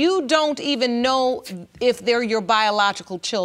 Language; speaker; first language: English; native; English